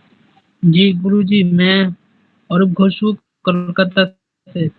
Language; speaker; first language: Hindi; non-native, local second language; Bangla